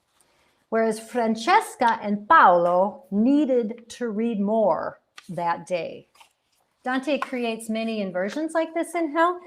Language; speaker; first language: English; native; English